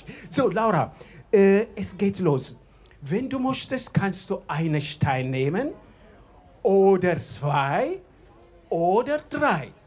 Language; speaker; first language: German; non-native, fluent; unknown